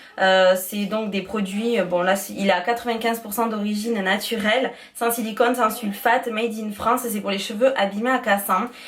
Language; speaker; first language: French; native; French